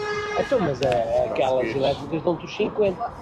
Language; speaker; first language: Portuguese; native; Portuguese